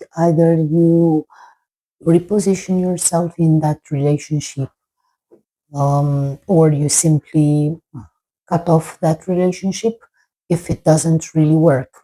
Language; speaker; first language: English; non-native, fluent; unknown